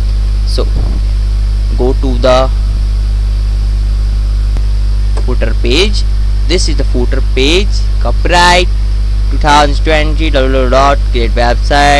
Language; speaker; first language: English; non-native, learner; Hindi